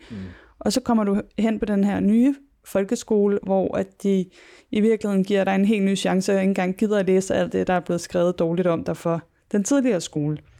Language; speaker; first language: Danish; native; Danish